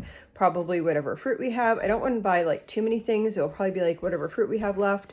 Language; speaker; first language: English; native; English